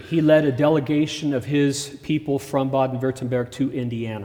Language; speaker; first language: English; early bilingual, other home language; German